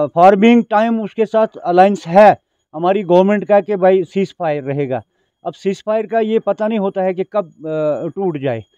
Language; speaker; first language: Hindi; non-native, local second language; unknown